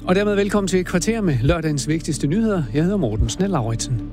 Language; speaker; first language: Danish; native; Danish